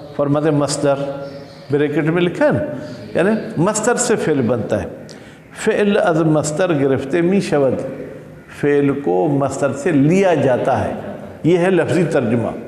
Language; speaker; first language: Urdu; non-native, local second language; Sindhi